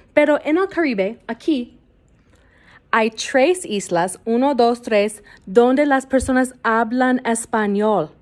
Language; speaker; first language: Spanish; non-native, learner; English